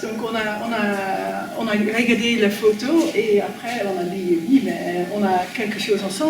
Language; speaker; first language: French; non-native, fluent; Dutch